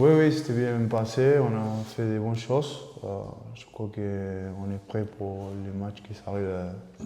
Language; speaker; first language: French; non-native, learner; Spanish